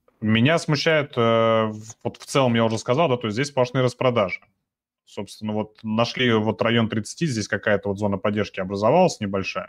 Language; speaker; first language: Russian; native; Russian